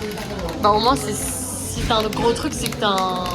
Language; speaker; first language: French; native; French